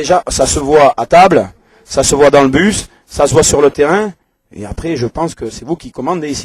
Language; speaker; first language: French; native; French